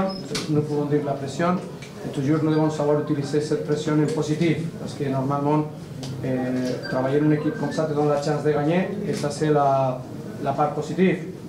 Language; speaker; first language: French; non-native, learner; Spanish